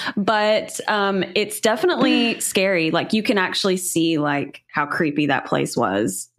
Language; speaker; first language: English; native; English